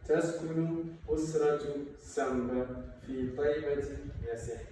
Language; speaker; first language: Arabic; non-native, fluent; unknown